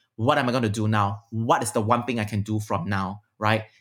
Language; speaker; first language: English; native; English